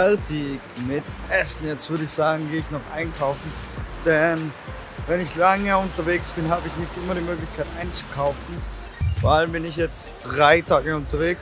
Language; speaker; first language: German; native; German